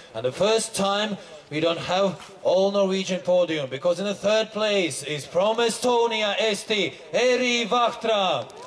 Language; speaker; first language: English; non-native, fluent; Latvian